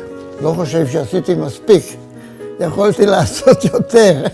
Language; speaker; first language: Hebrew; non-native, fluent; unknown